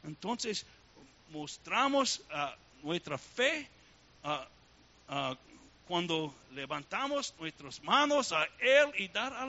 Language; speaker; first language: Spanish; non-native, learner; English